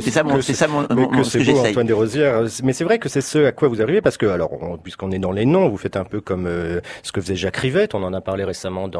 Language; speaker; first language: French; native; French